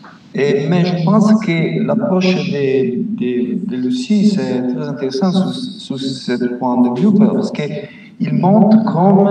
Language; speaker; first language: French; non-native, fluent; Italian